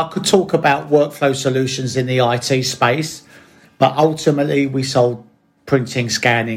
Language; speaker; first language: English; native; English